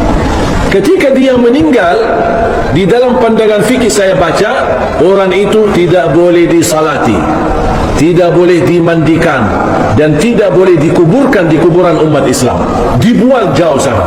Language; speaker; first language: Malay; non-native, fluent; Arabic